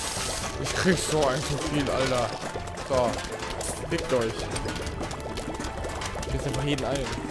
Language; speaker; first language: German; native; German